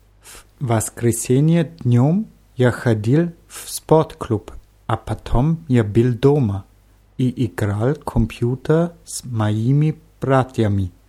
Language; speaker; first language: Russian; non-native, learner; German